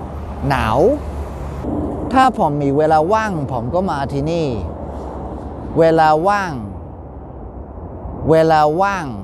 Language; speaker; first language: Thai; non-native, fluent; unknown